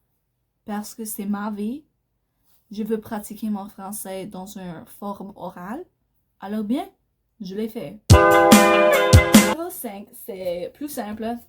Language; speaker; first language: French; non-native, learner; English